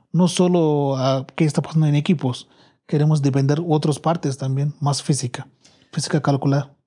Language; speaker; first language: Spanish; non-native, learner; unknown